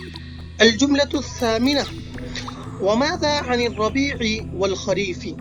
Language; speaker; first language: Arabic; non-native, fluent; Urdu